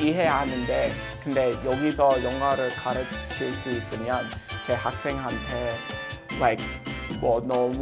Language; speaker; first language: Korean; non-native, learner; English